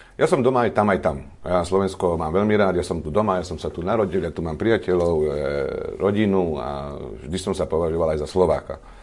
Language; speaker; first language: Slovak; native; Slovak